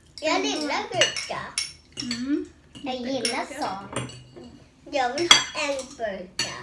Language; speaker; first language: Swedish; early bilingual, other home language; Thai